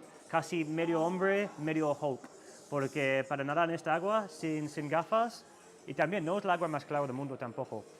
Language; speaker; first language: Spanish; non-native, learner; English